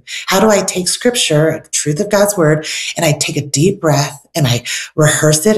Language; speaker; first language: English; native; English